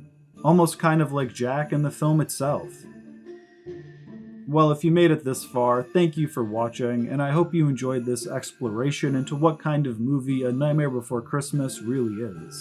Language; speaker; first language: English; native; English